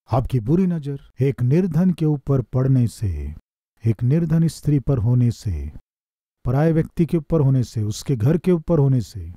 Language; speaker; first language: Hindi; non-native, local second language; Telugu